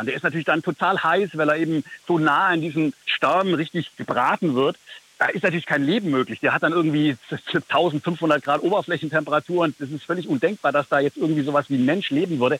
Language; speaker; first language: German; native; German